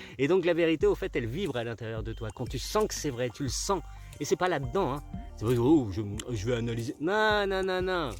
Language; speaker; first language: French; early bilingual, other home language; Spanish